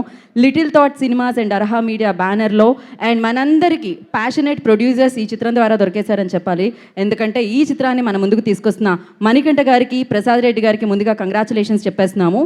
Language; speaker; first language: Telugu; native; Telugu